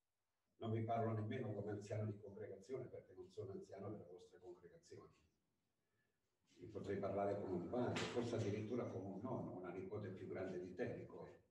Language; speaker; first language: Italian; native; Italian